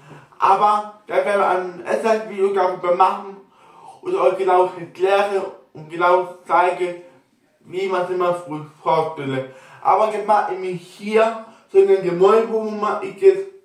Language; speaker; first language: German; non-native, local second language; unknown